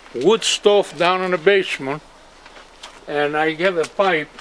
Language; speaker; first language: English; non-native, learner; Greek